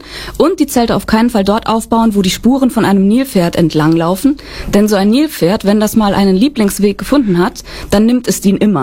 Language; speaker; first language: German; native; German